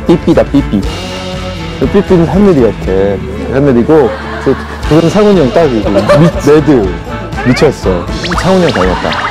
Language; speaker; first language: Korean; native; Korean